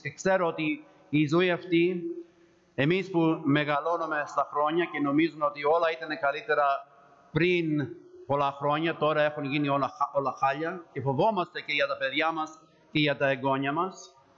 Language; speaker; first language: Greek; early bilingual, heritage; Greek